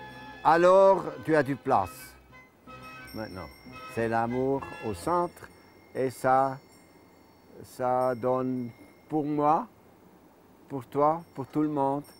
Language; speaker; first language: French; non-native, local second language; German